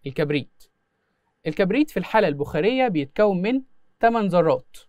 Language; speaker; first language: Arabic; native; Arabic